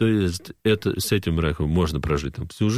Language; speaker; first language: Russian; native; Russian